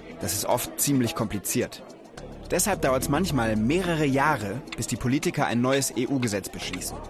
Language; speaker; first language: German; native; German